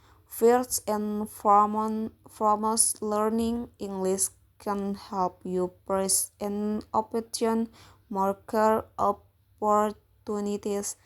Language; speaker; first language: English; non-native, learner; Indonesian